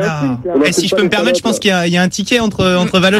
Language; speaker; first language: French; native; French